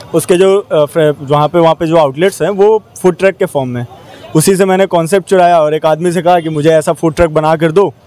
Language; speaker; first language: Hindi; native; Hindi